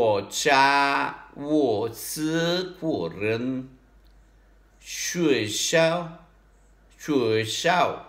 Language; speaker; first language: Chinese; non-native, learner; Italian